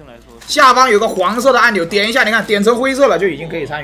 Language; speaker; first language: Chinese; native; Chinese